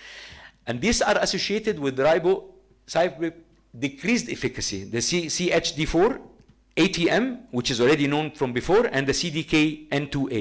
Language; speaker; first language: English; non-native, fluent; Arabic